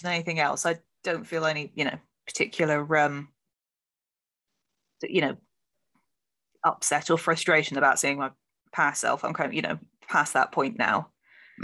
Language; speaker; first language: English; native; English